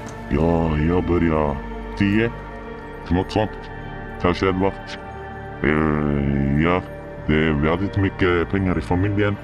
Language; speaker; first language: Swedish; early bilingual, other home language; Arabic